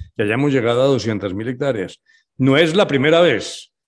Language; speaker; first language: Spanish; native; Spanish